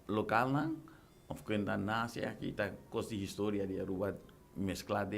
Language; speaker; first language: Spanish; non-native, local second language; Papiamento